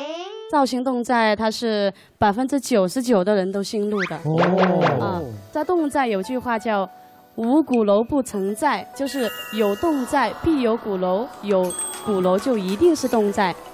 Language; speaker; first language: Chinese; non-native, local second language; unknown